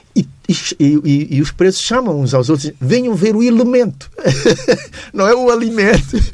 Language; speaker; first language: Portuguese; non-native, local second language; Kabuverdianu